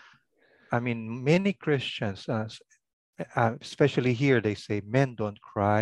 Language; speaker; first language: English; non-native, local second language; Pangasinan